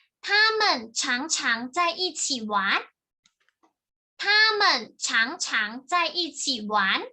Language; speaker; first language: Chinese; non-native, fluent; Thai